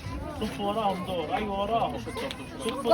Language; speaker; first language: Arabic; native; Arabic